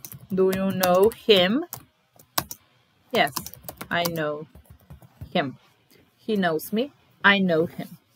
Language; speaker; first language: English; non-native, fluent; Serbian